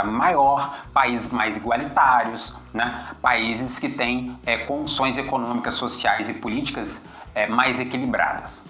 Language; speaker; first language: Portuguese; native; Portuguese